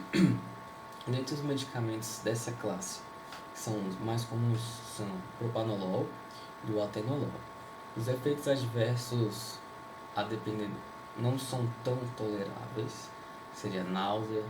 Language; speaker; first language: Portuguese; native; Portuguese